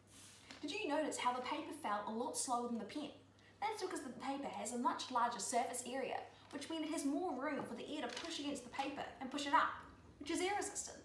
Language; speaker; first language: English; native; English